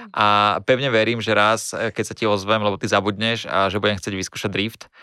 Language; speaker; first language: Slovak; native; Slovak